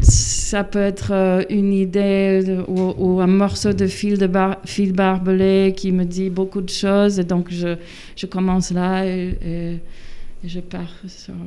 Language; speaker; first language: French; non-native, fluent; English